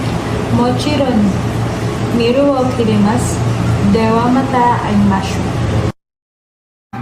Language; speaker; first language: Japanese; non-native, learner; Filipino